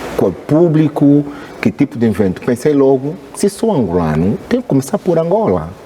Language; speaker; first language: Portuguese; native; Portuguese